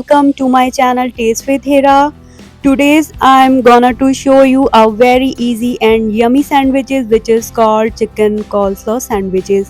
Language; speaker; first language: English; non-native, local second language; Urdu